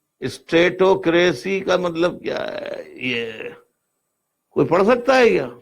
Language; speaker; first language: Urdu; native; Urdu